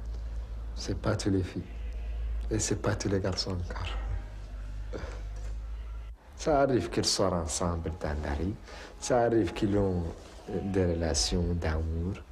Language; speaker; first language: French; non-native, local second language; Arabic